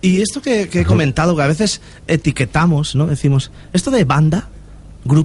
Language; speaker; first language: Spanish; native; Spanish